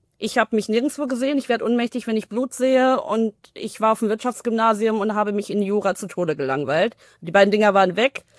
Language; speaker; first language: German; early bilingual, other home language; Tamil